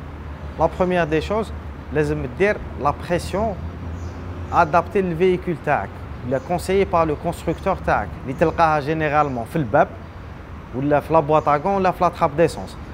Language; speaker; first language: French; non-native, local second language; Arabic